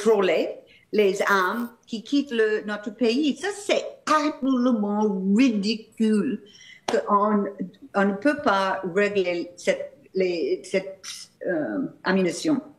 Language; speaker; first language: French; non-native, fluent; English